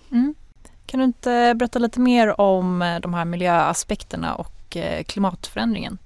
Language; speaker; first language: Swedish; native; Swedish